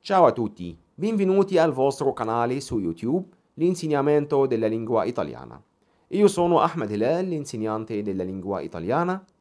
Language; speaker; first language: Italian; non-native, fluent; Arabic